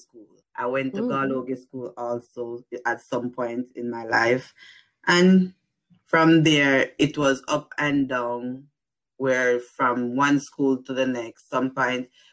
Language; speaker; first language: English; non-native, local second language; Jamaican Creole English